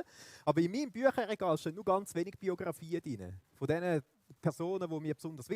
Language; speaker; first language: German; native; German